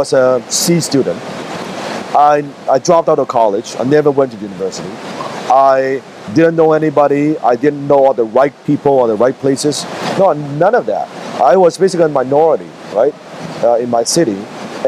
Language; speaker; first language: English; non-native, local second language; Cantonese